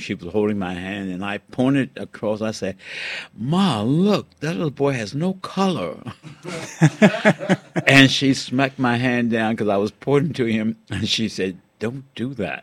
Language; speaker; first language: English; native; English